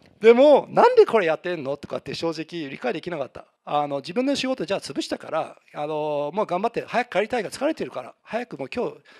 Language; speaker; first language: Japanese; non-native, fluent; English